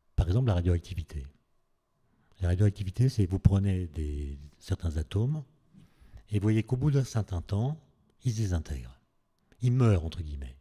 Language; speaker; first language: French; native; French